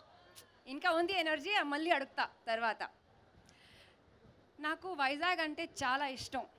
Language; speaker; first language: Telugu; non-native, fluent; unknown